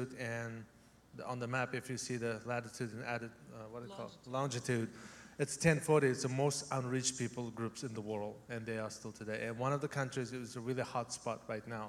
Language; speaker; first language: English; non-native, fluent; Uzbek